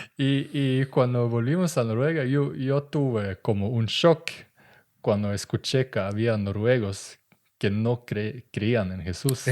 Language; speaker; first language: Spanish; early bilingual, other home language; Norwegian